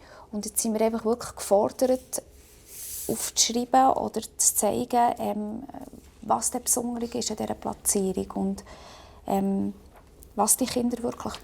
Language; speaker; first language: German; native; German